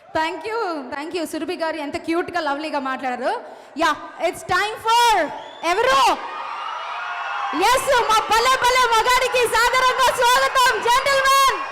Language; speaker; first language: Telugu; native; Telugu